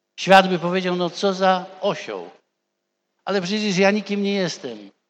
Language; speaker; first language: Polish; native; Polish